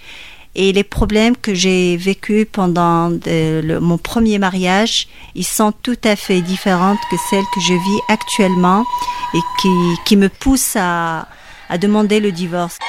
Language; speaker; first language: French; non-native, local second language; Arabic